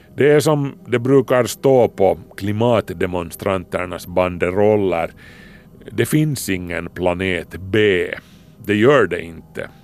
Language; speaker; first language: Swedish; native; Swedish